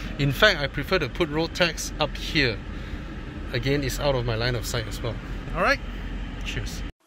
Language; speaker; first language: English; non-native, local second language; Chinese